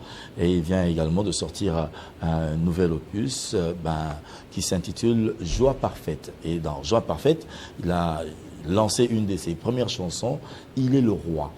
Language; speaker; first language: French; non-native, local second language; Lingala